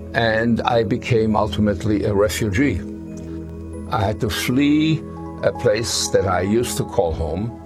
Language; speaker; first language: English; early bilingual, other home language; German